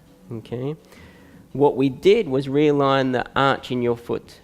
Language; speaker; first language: English; native; English